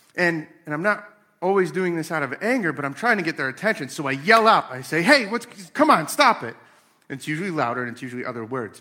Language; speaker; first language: English; native; English